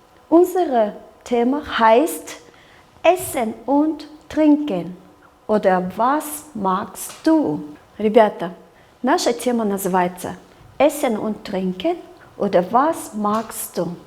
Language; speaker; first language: German; non-native, fluent; Kyrgyz